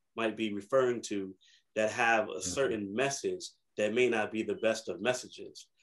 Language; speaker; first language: English; native; English